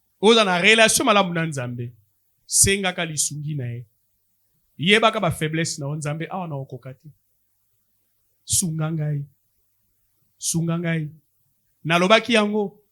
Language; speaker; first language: Lingala; non-native, local second language; Kongo